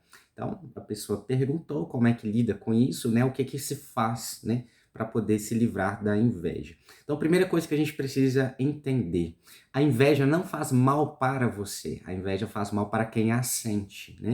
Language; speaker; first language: Portuguese; native; Portuguese